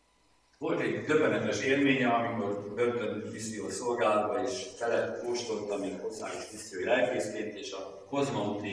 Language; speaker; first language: Hungarian; native; Hungarian